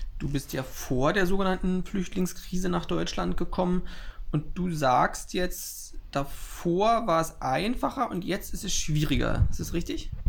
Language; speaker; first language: German; native; German